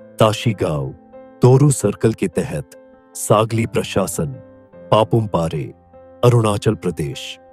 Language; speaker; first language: Hindi; non-native, local second language; Nyishi